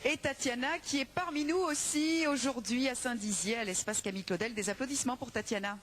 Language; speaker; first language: French; native; French